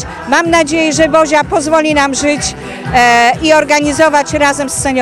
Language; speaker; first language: Polish; native; Polish